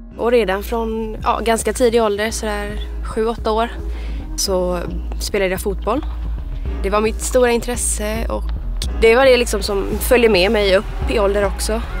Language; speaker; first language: Swedish; native; Swedish